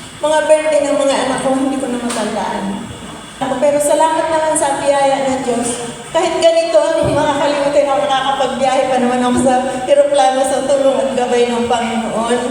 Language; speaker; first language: Filipino; native; Filipino